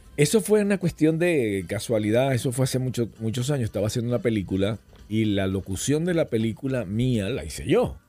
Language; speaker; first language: Spanish; native; Spanish